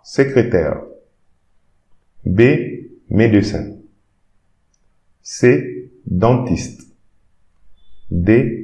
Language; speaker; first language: French; non-native, fluent; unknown